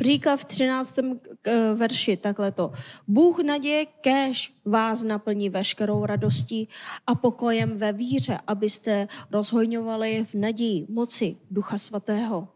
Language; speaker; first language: Czech; non-native, fluent; Korean